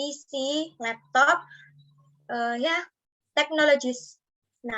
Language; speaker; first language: English; non-native, learner; Indonesian